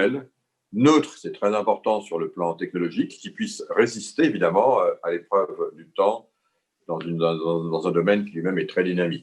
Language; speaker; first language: French; native; French